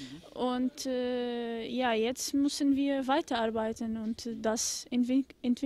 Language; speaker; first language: German; non-native, fluent; Portuguese